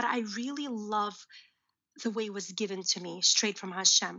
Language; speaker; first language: English; early bilingual, other home language; Uzbek